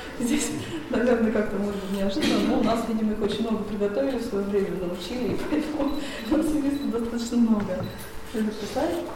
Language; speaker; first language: Russian; native; Russian